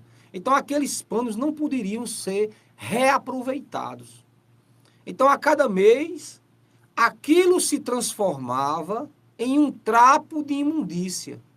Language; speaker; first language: Portuguese; native; Portuguese